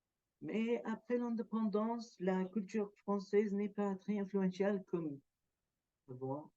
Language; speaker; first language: French; non-native, learner; Arabic